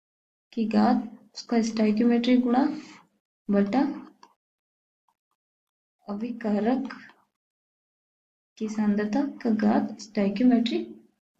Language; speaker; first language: Hindi; native; Hindi